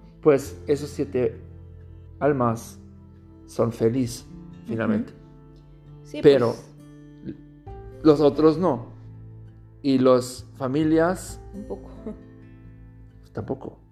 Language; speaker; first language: Spanish; non-native, learner; German